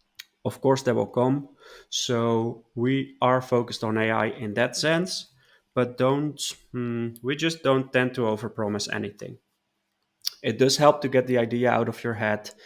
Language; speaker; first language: English; non-native, fluent; Dutch